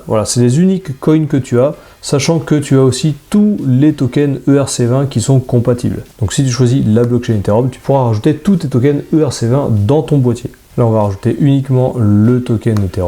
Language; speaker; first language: French; native; French